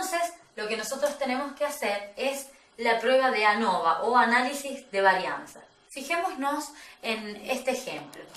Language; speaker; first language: Spanish; native; Spanish